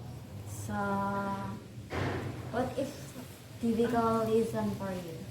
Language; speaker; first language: English; non-native, learner; Indonesian